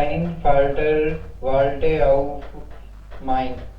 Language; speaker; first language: German; non-native, learner; Hindi